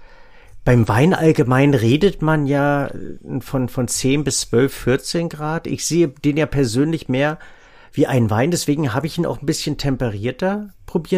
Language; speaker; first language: German; native; German